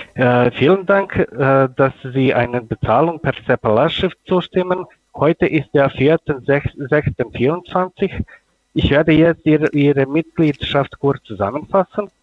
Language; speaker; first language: German; non-native, learner; Russian